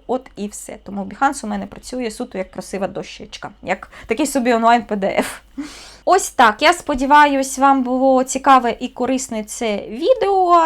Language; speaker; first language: Ukrainian; non-native, local second language; Russian